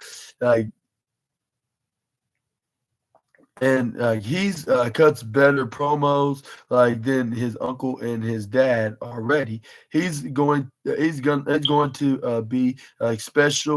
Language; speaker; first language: English; native; English